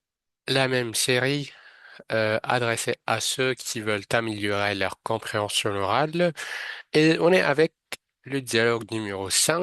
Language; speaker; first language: French; non-native, fluent; Arabic